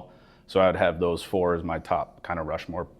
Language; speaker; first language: English; native; English